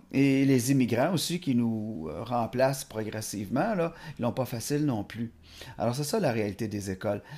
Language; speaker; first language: French; native; French